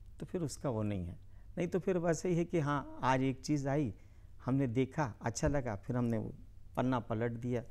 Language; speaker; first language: Hindi; native; Hindi